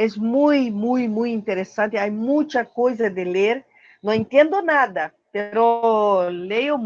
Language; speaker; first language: Portuguese; non-native, learner; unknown